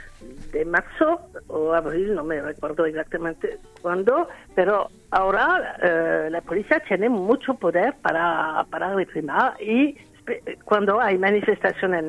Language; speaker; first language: Spanish; non-native, learner; French